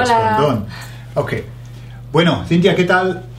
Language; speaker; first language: Spanish; non-native, fluent; English